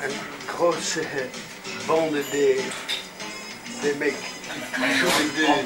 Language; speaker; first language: French; non-native, learner; Dutch